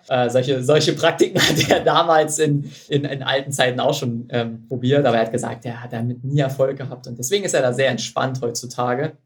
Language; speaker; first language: German; native; German